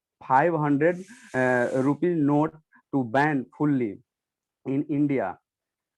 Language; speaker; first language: English; non-native, learner; Hindi